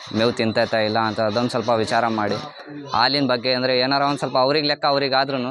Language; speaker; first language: Kannada; non-native, local second language; Urdu